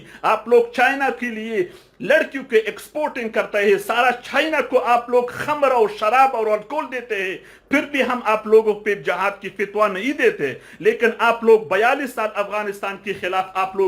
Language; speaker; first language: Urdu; non-native, fluent; Pashto